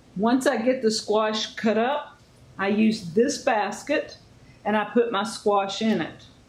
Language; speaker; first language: English; native; English